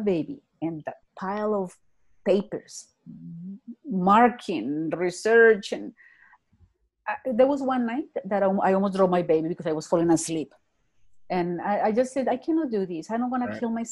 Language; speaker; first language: English; non-native, fluent; Spanish